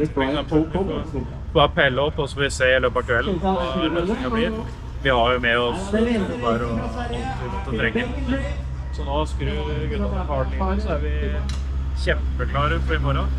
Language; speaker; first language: Norwegian; native; Norwegian